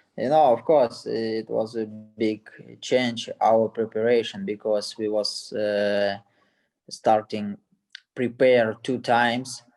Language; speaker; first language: English; non-native, learner; Russian